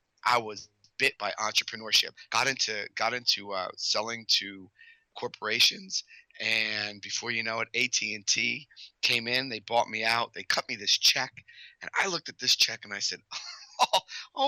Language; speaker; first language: English; native; English